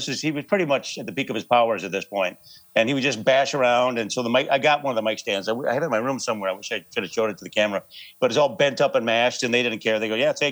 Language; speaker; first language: English; native; English